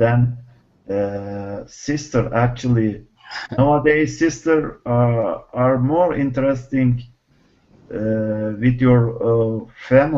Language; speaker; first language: English; non-native, learner; Turkish